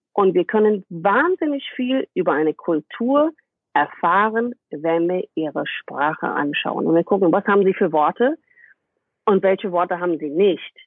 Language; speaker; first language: German; non-native, fluent; English